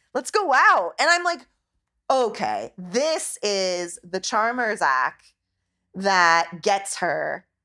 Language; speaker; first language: English; native; English